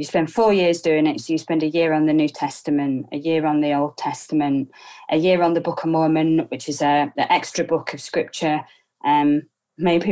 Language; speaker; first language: English; native; English